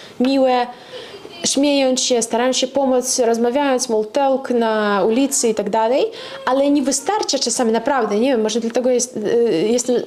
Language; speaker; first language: Polish; non-native, fluent; Russian